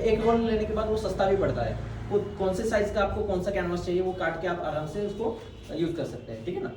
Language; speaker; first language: Hindi; non-native, local second language; Marathi